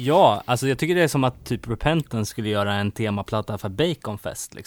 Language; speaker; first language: Swedish; native; Swedish